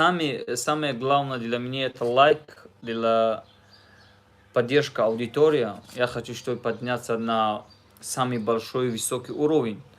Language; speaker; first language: Russian; non-native, learner; Tajik